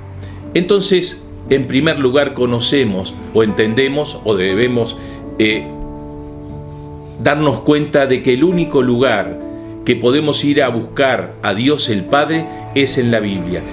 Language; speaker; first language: Spanish; native; Spanish